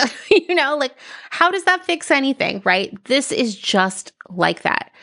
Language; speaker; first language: English; native; English